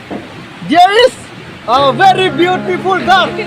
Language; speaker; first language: English; non-native, learner; Karbi